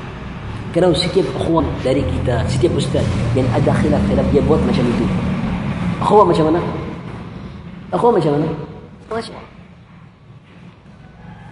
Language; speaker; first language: Indonesian; non-native, learner; Arabic